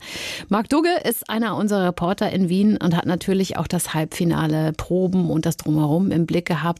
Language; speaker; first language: German; native; German